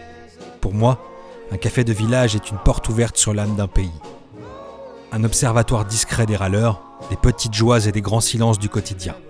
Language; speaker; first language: French; native; French